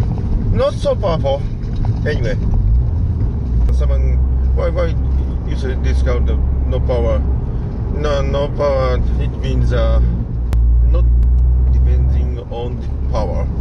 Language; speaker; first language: English; non-native, learner; Japanese